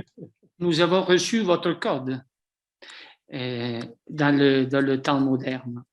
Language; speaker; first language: French; non-native, fluent; Italian